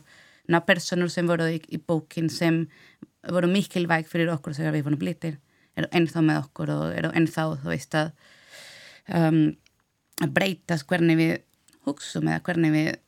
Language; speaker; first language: Icelandic; non-native, learner; Spanish